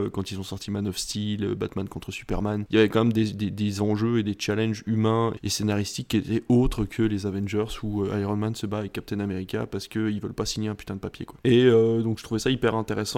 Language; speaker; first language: French; native; French